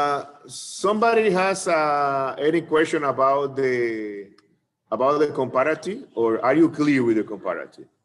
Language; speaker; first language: English; non-native, fluent; Spanish